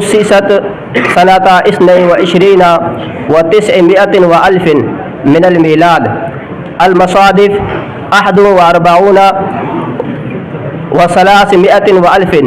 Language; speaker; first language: Arabic; non-native, learner; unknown